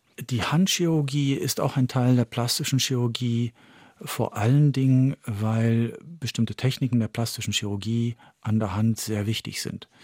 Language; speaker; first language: German; early bilingual, heritage; French